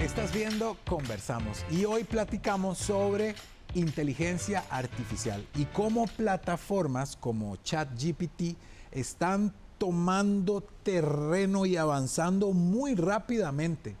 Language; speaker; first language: Spanish; native; Spanish